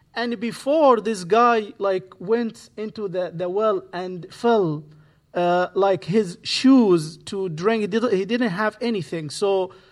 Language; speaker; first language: English; non-native, fluent; Arabic